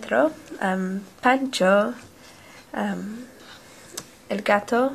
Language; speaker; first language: Spanish; non-native, learner; English